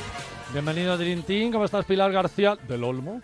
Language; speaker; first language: Spanish; native; Spanish